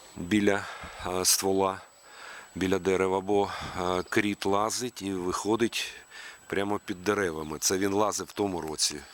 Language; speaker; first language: Ukrainian; native; Ukrainian